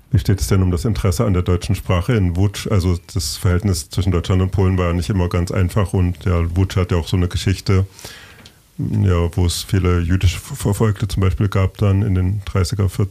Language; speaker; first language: German; native; German